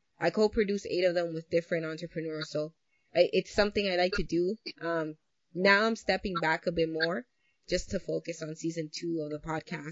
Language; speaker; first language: English; early bilingual, other home language; Spanish